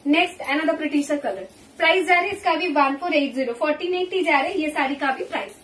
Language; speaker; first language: Hindi; non-native, local second language; Bangla